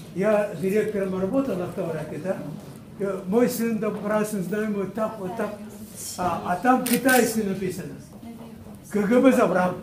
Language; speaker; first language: Russian; non-native, local second language; Tuvinian